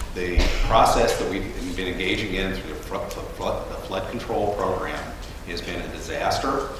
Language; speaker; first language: English; native; English